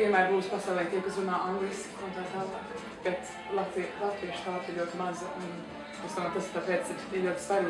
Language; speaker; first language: Latvian; early bilingual, heritage; Latvian